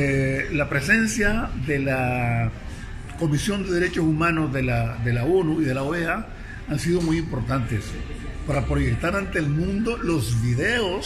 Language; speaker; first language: Spanish; native; Spanish